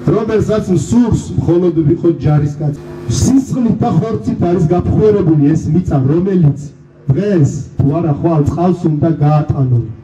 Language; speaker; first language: Georgian; non-native, local second language; Svan